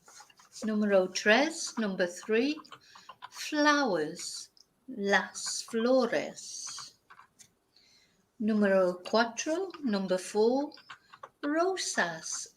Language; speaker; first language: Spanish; non-native, fluent; English